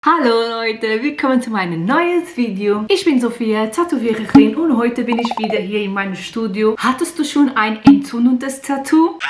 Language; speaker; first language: German; non-native, learner; Portuguese